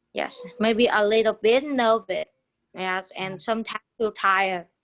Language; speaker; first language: English; non-native, learner; Vietnamese